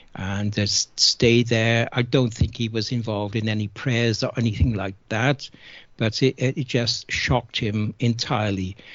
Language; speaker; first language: English; native; English